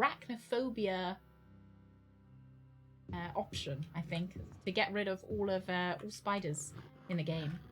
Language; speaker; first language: English; native; English